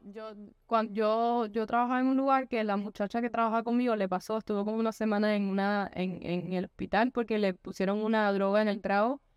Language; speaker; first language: Spanish; native; Spanish